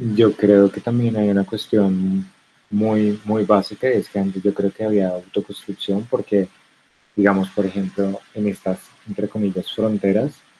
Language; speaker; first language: Spanish; native; Spanish